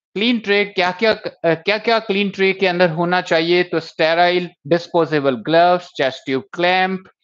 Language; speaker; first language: Hindi; native; Hindi